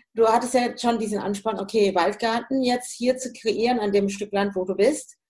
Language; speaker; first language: German; native; German